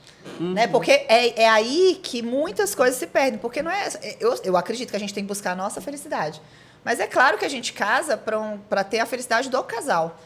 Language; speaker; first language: Portuguese; native; Portuguese